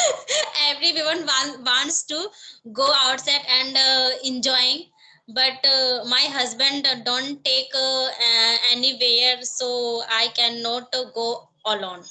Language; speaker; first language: English; non-native, learner; Hindi